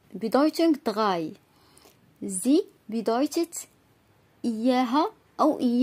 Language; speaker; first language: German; non-native, fluent; Arabic